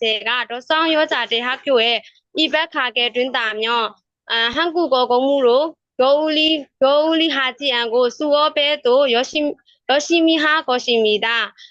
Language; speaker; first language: Korean; non-native, learner; Burmese